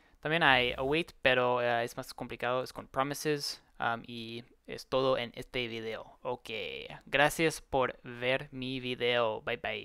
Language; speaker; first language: Spanish; non-native, learner; English